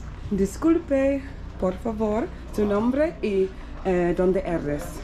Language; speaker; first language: Spanish; non-native, learner; English